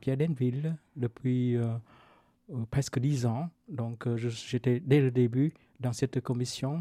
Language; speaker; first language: French; non-native, fluent; Vietnamese